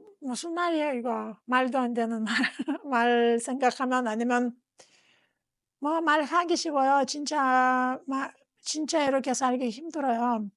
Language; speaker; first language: Korean; non-native, fluent; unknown